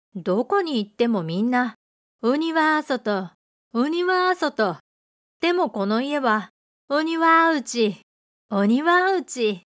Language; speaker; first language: Japanese; native; Japanese